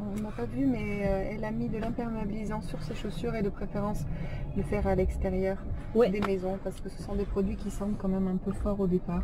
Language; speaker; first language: French; native; French